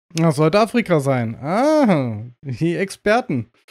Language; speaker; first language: German; native; German